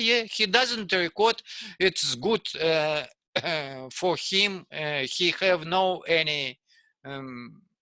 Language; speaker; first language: English; non-native, learner; Russian